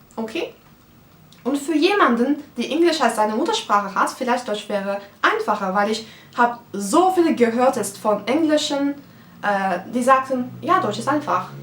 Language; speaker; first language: German; non-native, fluent; Turkish